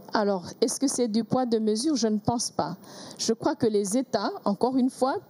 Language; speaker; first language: French; non-native, local second language; Kinyarwanda